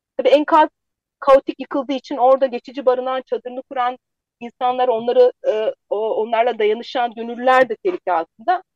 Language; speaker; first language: Turkish; native; Turkish